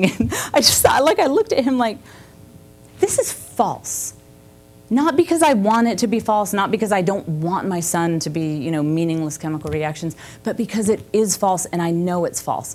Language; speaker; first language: English; native; English